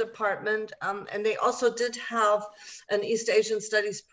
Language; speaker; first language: English; non-native, fluent; German